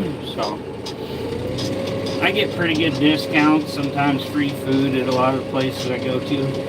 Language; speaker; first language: English; native; English